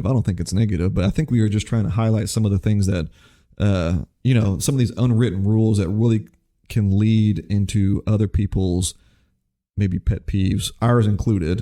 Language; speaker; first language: English; native; English